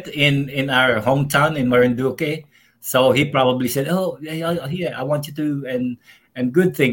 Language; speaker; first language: English; non-native, local second language; Filipino